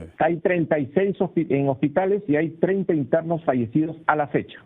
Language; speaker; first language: Spanish; native; Spanish